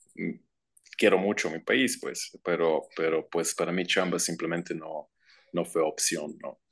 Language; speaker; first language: Spanish; non-native, fluent; Croatian